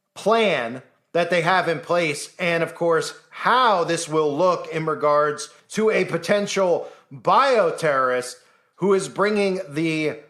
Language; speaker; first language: English; native; English